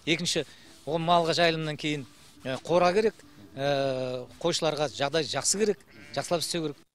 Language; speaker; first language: Kazakh; native; Kazakh